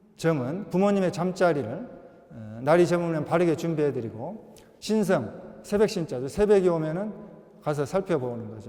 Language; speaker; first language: Korean; native; Korean